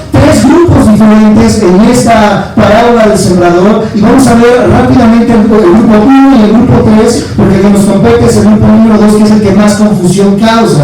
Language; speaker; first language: Spanish; native; Spanish